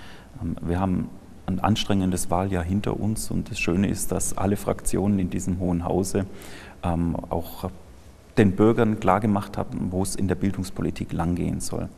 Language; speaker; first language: German; native; German